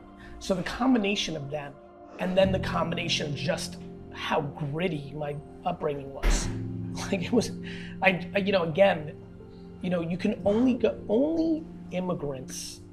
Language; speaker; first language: English; early bilingual, other home language; Russian